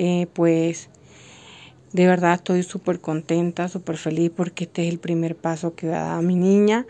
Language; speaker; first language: Spanish; native; Spanish